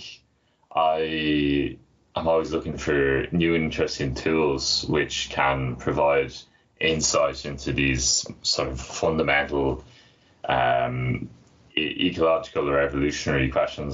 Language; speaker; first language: English; native; English